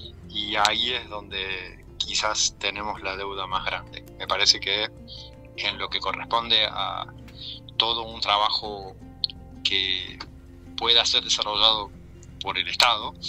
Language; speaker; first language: Spanish; native; Spanish